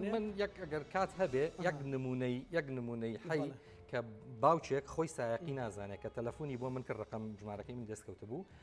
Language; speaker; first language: Central Kurdish; native; Central Kurdish